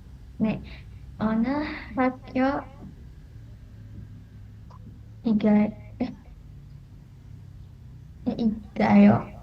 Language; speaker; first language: Korean; non-native, learner; Indonesian